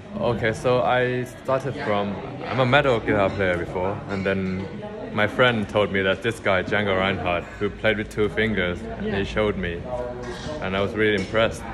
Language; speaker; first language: English; non-native, fluent; Thai